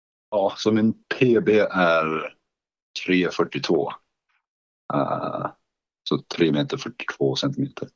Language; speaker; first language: Swedish; non-native, fluent; English